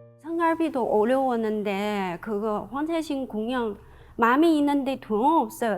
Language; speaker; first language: Korean; non-native, learner; Chinese